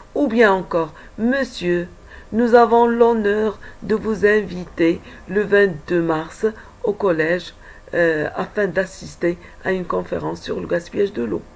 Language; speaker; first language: French; non-native, local second language; Arabic